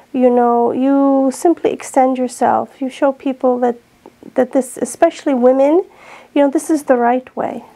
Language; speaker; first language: English; native; English